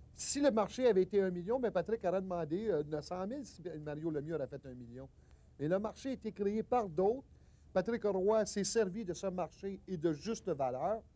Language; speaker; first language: French; native; French